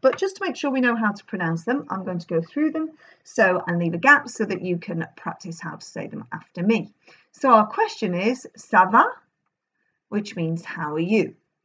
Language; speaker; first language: English; native; English